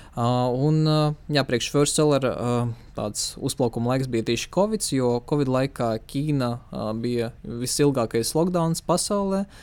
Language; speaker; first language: Latvian; non-native, local second language; Russian